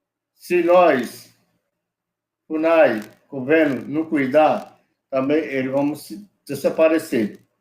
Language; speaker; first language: Portuguese; non-native, local second language; Yanomámi